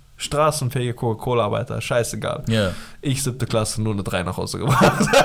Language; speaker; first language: German; early bilingual, other home language; Pashto